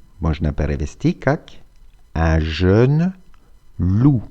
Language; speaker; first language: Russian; non-native, fluent; French